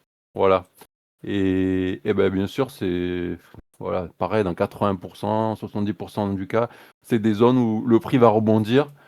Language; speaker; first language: French; native; French